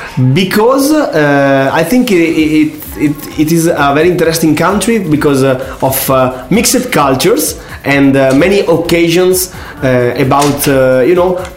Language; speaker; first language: English; non-native, fluent; Italian